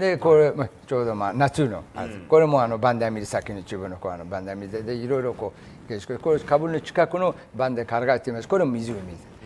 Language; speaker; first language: Japanese; non-native, fluent; Persian